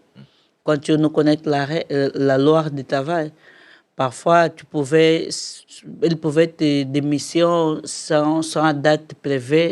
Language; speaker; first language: French; non-native, learner; Portuguese